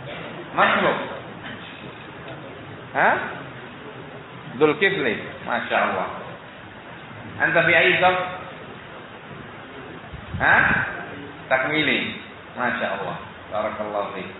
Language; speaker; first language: Arabic; non-native, fluent; Indonesian